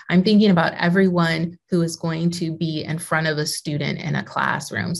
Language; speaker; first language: English; native; English